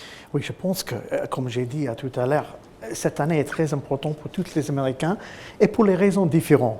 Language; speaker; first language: French; non-native, fluent; English